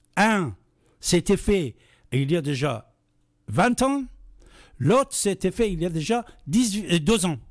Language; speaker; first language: French; non-native, fluent; Persian